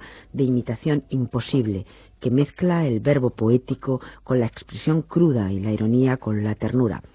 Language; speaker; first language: Spanish; native; Spanish